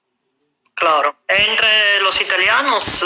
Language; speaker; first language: Spanish; non-native, fluent; Italian